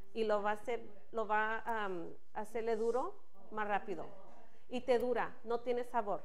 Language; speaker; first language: Spanish; early bilingual, heritage; Spanish